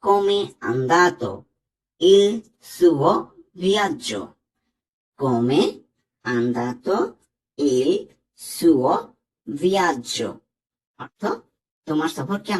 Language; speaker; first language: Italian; non-native, learner; Bangla